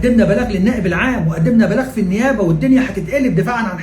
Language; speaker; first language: Arabic; native; Arabic